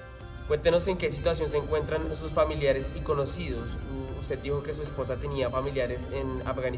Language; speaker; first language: Spanish; native; Spanish